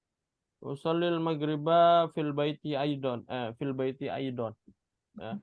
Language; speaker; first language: Arabic; non-native, fluent; Indonesian